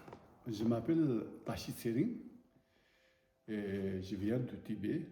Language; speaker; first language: French; non-native, learner; Tibetan